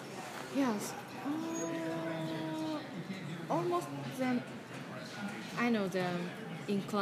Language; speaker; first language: English; non-native, learner; Japanese